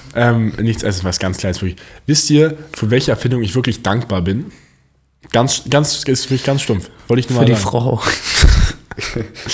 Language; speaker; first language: German; native; German